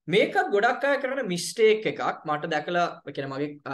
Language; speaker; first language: English; non-native, local second language; Sinhala